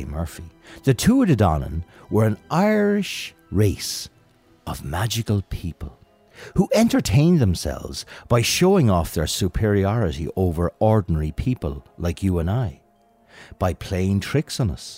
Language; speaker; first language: English; native; English